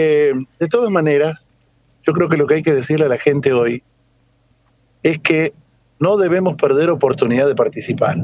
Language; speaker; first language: Spanish; native; Spanish